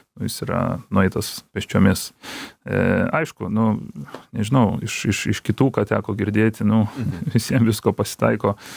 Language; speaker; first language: Lithuanian; early bilingual, other home language; Georgian